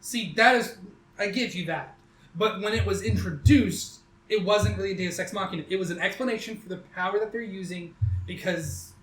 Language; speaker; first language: English; native; English